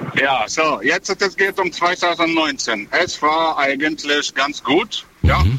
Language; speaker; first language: German; non-native, learner; Arabic